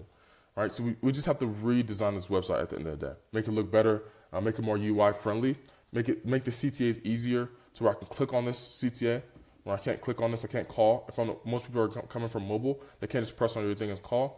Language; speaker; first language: English; native; English